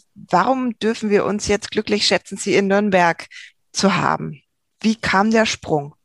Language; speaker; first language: German; native; German